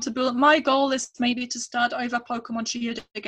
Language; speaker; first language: English; non-native, fluent; German